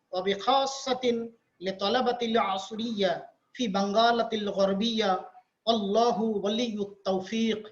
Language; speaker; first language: Arabic; non-native, fluent; Bangla